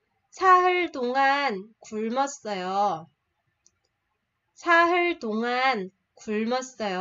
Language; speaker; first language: Korean; non-native, fluent; Vietnamese